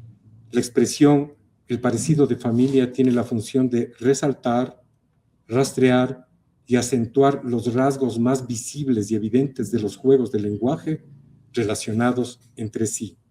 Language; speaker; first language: Spanish; native; Spanish